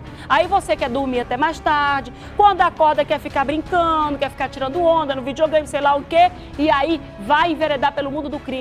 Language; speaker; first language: Portuguese; native; Portuguese